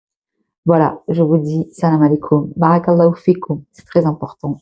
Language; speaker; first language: French; native; French